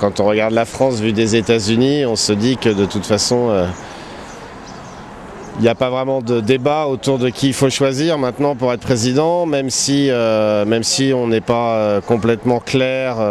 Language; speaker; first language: French; native; French